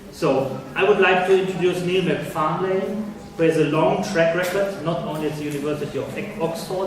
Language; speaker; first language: English; non-native, fluent; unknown